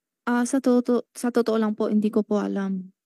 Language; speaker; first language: Filipino; non-native, learner; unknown